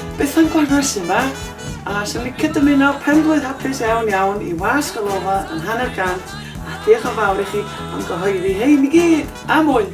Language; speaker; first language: Welsh; native; Welsh